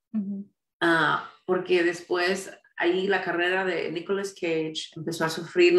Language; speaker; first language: Spanish; early bilingual, heritage; Spanish